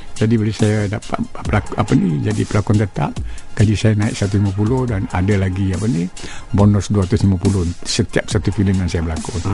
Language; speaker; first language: Malay; native; Malay